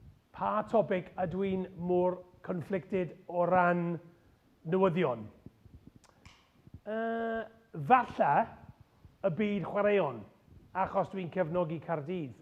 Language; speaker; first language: Welsh; non-native, local second language; English